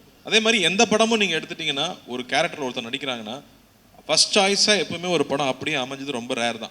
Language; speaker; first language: Tamil; native; Tamil